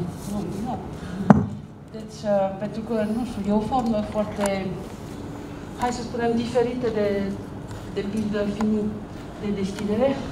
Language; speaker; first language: Romanian; non-native, fluent; French